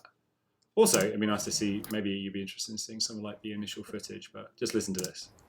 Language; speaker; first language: English; native; English